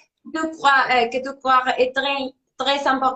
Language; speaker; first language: French; non-native, learner; Spanish